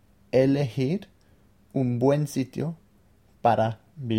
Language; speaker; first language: Spanish; non-native, fluent; English